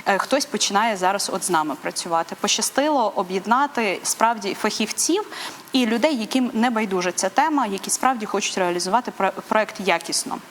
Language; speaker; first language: Ukrainian; native; Ukrainian